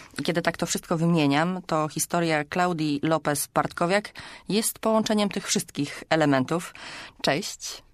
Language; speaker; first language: Polish; native; Polish